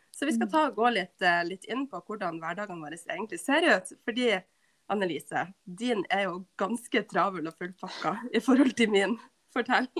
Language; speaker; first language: Norwegian; native; Norwegian